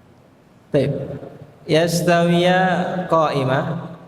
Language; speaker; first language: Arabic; non-native, fluent; Indonesian